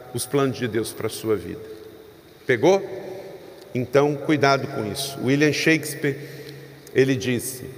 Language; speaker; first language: Portuguese; native; Portuguese